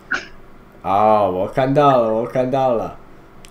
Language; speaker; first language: Chinese; non-native, fluent; English